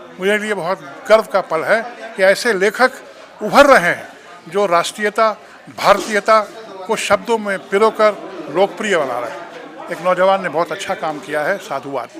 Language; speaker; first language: Hindi; non-native, local second language; Bhojpuri